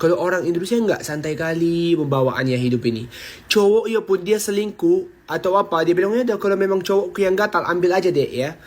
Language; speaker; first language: Indonesian; non-native, fluent; Arabic